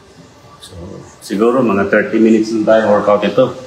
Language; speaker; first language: Filipino; native; Filipino